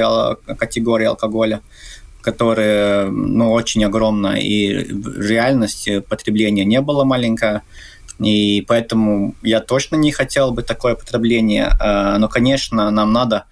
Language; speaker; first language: Russian; non-native, local second language; Latvian